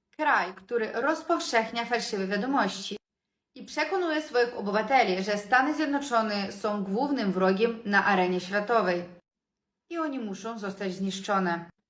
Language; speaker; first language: Polish; non-native, fluent; Ukrainian